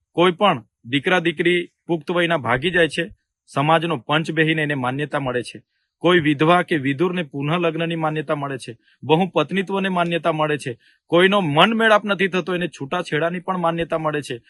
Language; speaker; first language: Gujarati; non-native, local second language; Vasavi